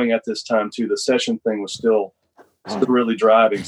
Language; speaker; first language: English; native; English